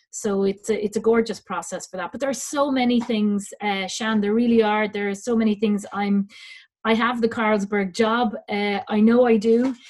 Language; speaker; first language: English; native; English